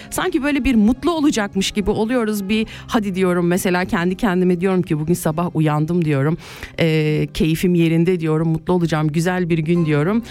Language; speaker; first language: Turkish; native; Turkish